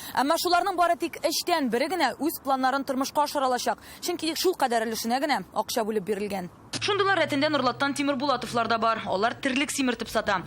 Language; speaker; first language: Tatar; native; Tatar